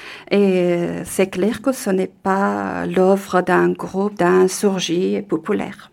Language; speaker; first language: French; non-native, fluent; Persian